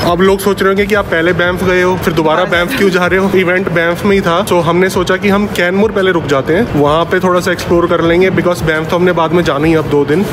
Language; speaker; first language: Hindi; native; Hindi